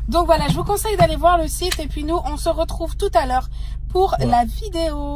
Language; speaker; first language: French; native; French